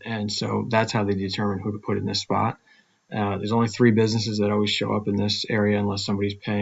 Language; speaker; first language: English; native; English